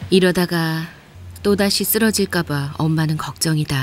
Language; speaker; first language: Korean; native; Korean